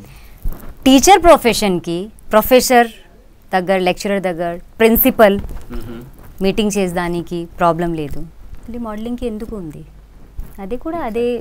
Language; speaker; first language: Telugu; non-native, local second language; Hindi